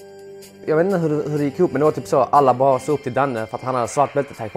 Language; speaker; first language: Swedish; native; Swedish